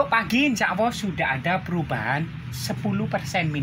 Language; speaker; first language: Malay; non-native, local second language; Javanese